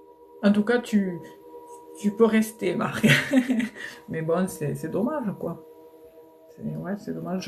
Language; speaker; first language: French; native; French